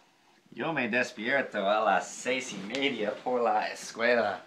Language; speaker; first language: Spanish; non-native, learner; English